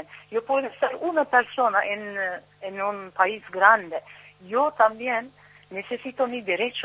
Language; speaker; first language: Spanish; non-native, learner; Turkish